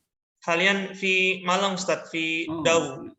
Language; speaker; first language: Arabic; non-native, fluent; Indonesian